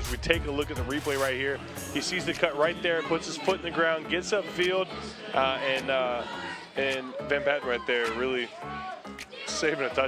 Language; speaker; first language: English; native; English